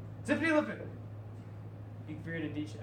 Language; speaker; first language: German; non-native, learner; English